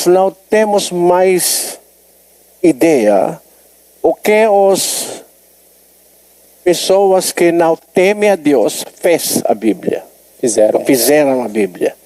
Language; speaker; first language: Portuguese; non-native, learner; Filipino